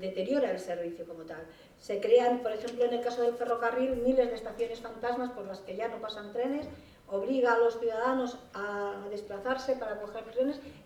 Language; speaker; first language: Spanish; native; Spanish